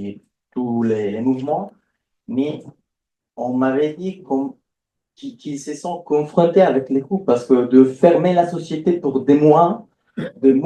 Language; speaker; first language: French; non-native, fluent; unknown